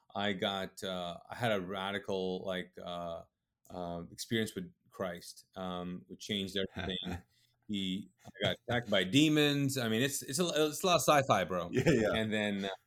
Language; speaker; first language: English; early bilingual, other home language; Urdu